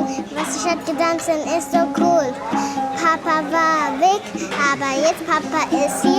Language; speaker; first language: German; early bilingual, heritage; Amharic